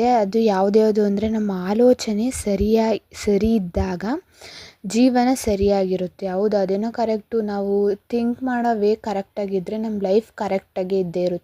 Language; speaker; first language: Kannada; native; Kannada